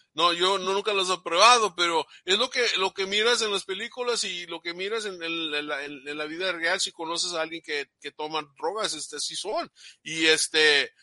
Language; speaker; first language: Spanish; early bilingual, heritage; Spanish